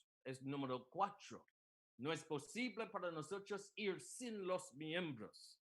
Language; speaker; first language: Spanish; non-native, learner; English